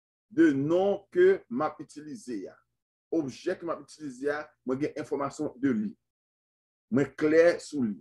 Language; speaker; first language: French; non-native, local second language; Haitian Creole